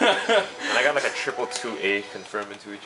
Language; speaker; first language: English; native; English